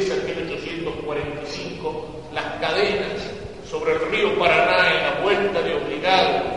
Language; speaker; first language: Spanish; native; Spanish